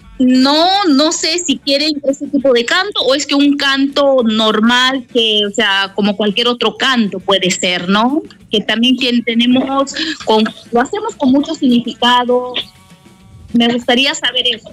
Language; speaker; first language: Spanish; non-native, local second language; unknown